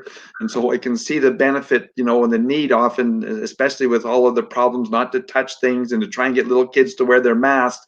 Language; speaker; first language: English; native; English